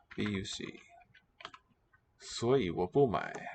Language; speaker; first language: Chinese; non-native, learner; English